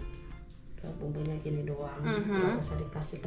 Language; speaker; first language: Indonesian; native; Indonesian